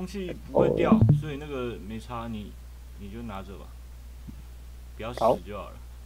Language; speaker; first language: Chinese; native; Chinese